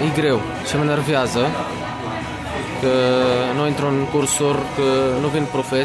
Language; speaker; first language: Romanian; early bilingual, heritage; Romanian